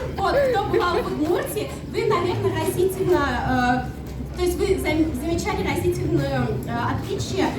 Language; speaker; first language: Russian; non-native, local second language; Udmurt